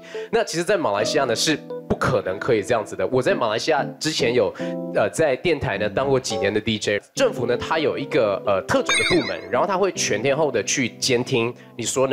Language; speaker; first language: Chinese; native; Chinese